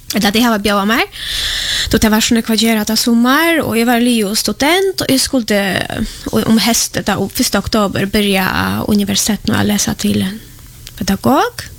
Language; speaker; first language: Swedish; non-native, fluent; Polish